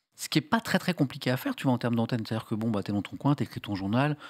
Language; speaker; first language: French; native; French